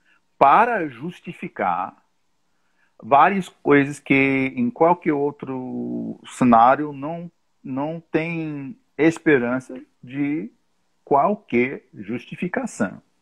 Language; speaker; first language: Portuguese; non-native, fluent; English